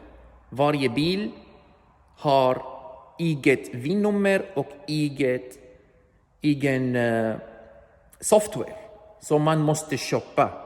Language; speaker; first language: Swedish; non-native, learner; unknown